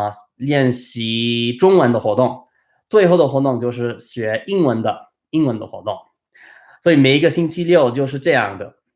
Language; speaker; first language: Chinese; non-native, fluent; English